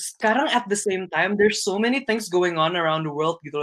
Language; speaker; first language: English; non-native, fluent; Indonesian